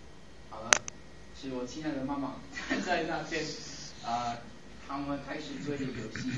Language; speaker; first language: Chinese; non-native, fluent; English